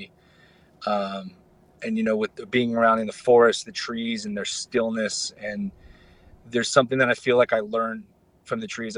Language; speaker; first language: English; native; English